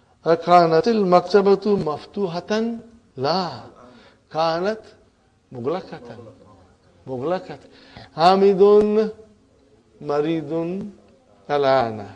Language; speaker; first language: Arabic; non-native, fluent; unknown